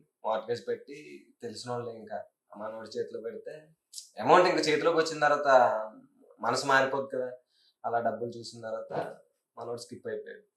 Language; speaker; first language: Telugu; native; Telugu